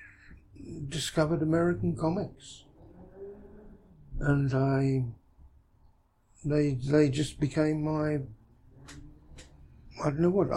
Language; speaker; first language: English; native; English